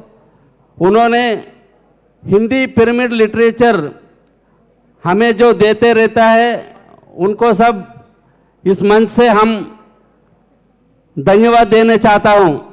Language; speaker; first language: Hindi; non-native, local second language; Telugu